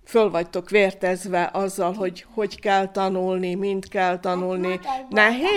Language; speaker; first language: Hungarian; native; Hungarian